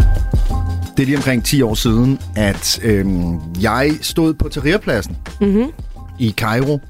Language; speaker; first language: Danish; native; Danish